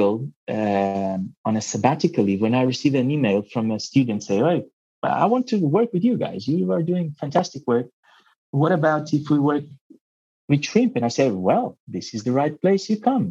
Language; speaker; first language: English; non-native, fluent; Portuguese